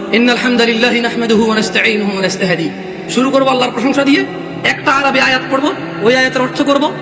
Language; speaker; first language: Bangla; early bilingual, heritage; Bangla